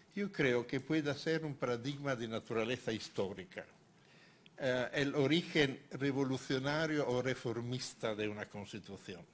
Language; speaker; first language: Spanish; non-native, fluent; Italian